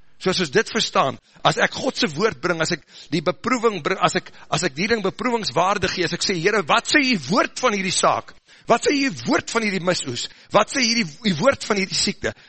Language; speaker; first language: Afrikaans; native; Afrikaans